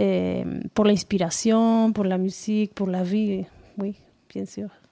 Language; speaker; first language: French; non-native, learner; Spanish